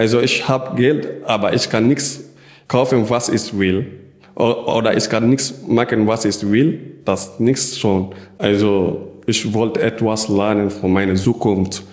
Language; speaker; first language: German; non-native, learner; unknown